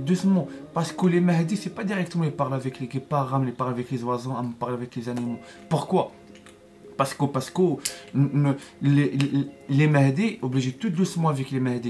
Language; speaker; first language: French; non-native, learner; Arabic